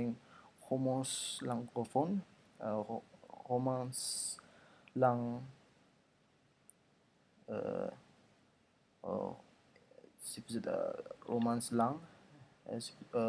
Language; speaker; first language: French; non-native, learner; Indonesian